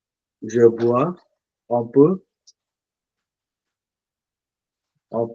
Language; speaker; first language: French; non-native, fluent; Punjabi